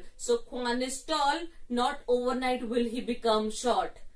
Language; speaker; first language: English; non-native, local second language; Hindi